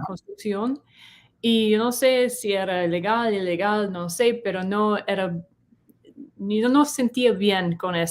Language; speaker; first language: Spanish; non-native, learner; English